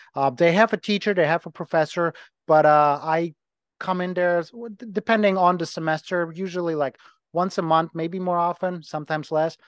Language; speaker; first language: English; non-native, fluent; Ukrainian